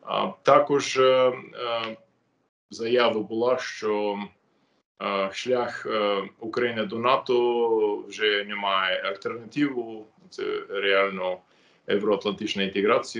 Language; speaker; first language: Ukrainian; non-native, fluent; English